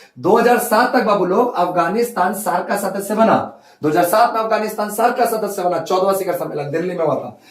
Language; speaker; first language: Hindi; native; Hindi